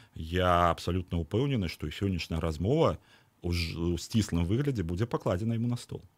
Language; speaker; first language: Belarusian; native; Belarusian